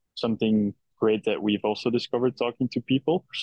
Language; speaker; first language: English; non-native, fluent; Dutch